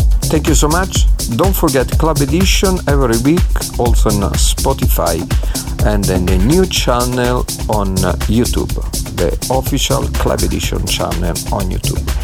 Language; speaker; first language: English; non-native, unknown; Italian